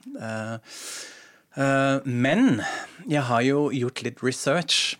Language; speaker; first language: Norwegian; non-native, fluent; German